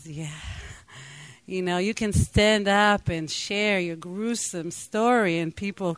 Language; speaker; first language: English; non-native, fluent; Hebrew